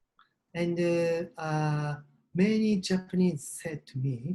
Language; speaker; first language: English; non-native, learner; Japanese